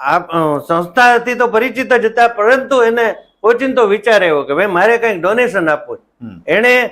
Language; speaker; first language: Gujarati; native; Gujarati